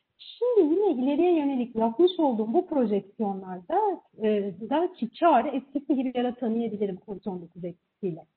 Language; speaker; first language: Turkish; native; Turkish